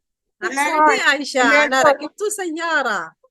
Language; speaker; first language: Arabic; non-native, fluent; Urdu